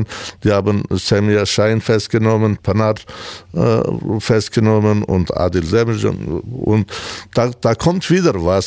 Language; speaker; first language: German; non-native, learner; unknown